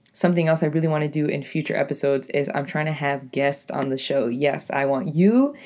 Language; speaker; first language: English; native; English